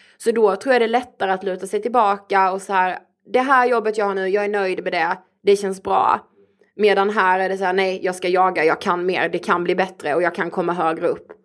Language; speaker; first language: Swedish; native; Swedish